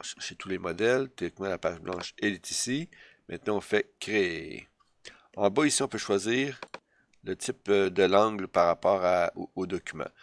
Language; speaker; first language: French; native; French